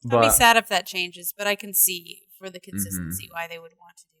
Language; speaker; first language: English; native; English